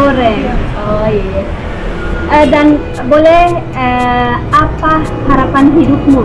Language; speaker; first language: Indonesian; non-native, learner; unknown